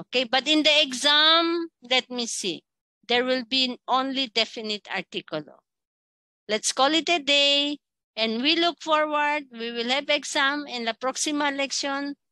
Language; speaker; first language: English; non-native, local second language; Filipino